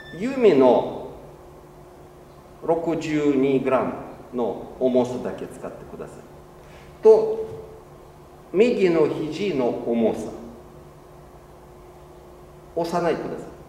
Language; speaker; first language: Japanese; non-native, learner; Russian